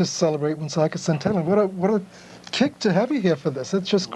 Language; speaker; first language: English; native; English